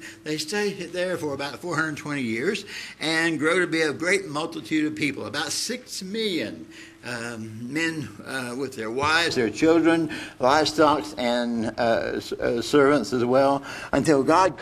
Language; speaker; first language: English; native; English